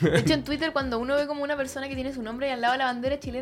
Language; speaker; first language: Spanish; native; Spanish